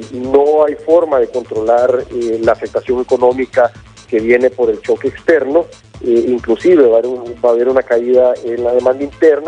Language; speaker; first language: Spanish; native; Spanish